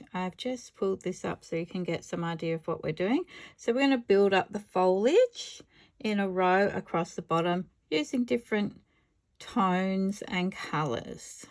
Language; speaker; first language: English; native; English